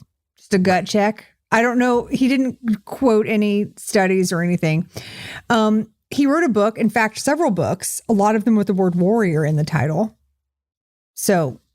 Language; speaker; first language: English; native; English